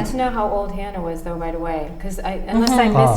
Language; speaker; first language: English; native; English